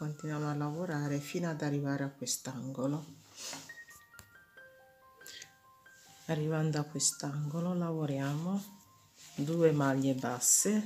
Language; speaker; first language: Italian; non-native, fluent; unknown